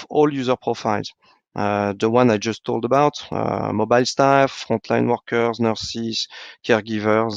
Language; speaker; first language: English; non-native, fluent; French